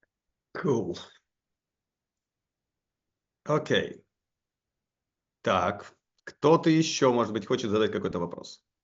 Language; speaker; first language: Russian; native; Russian